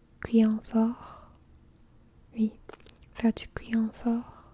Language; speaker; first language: French; non-native, learner; English